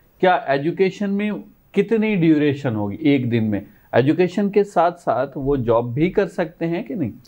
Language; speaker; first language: Urdu; non-native, local second language; Sindhi